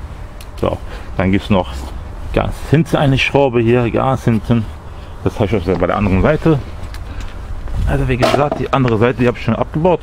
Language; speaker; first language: German; early bilingual, other home language; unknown